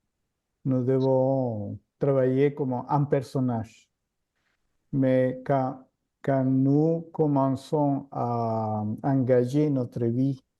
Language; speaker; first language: French; non-native, fluent; Spanish